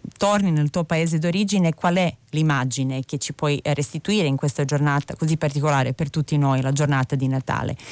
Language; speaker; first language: Italian; non-native, fluent; Serbian